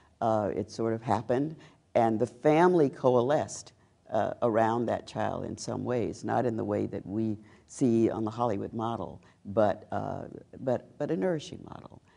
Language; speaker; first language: English; native; English